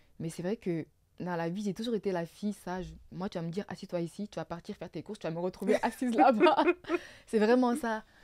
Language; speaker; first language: French; early bilingual, other home language; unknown